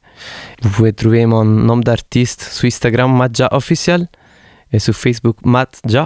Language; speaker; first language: French; non-native, fluent; Italian